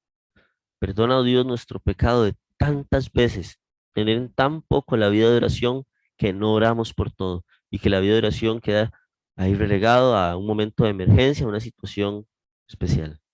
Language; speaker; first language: Spanish; native; Spanish